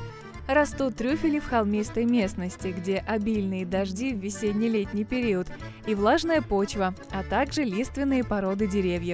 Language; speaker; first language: Russian; native; Russian